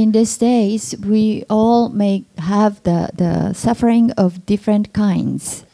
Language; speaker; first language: English; non-native, fluent; Japanese